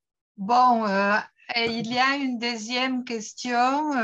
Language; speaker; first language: French; non-native, fluent; Portuguese